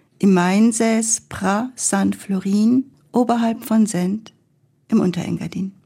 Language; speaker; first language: German; native; German